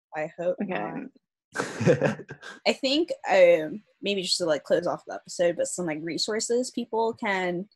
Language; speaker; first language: English; native; English